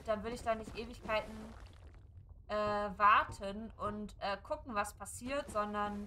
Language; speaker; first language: German; native; German